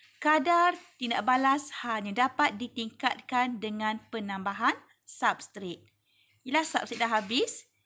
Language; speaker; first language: Malay; native; Malay